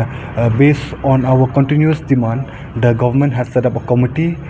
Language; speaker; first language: English; non-native, local second language; Khasi